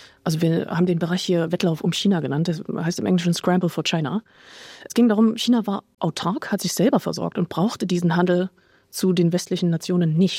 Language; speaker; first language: German; native; German